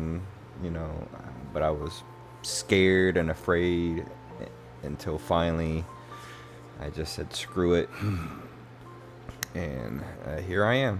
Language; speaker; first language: English; native; English